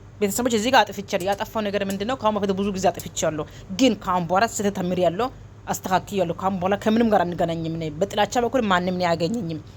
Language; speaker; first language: Amharic; non-native, local second language; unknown